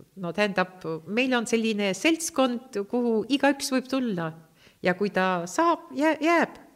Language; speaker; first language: Estonian; non-native, local second language; Russian